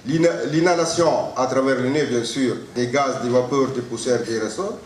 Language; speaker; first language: French; non-native, local second language; Arabic